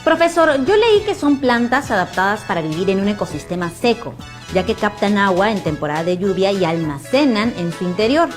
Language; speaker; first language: Spanish; native; Spanish